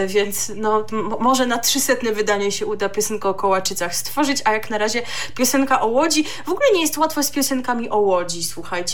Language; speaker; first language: Polish; native; Polish